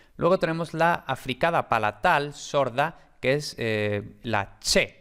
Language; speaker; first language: Spanish; native; Spanish